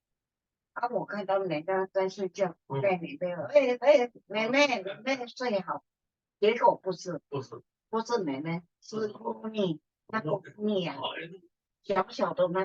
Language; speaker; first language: Chinese; early bilingual, heritage; Chinese